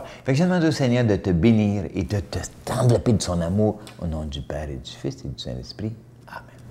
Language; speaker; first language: French; native; French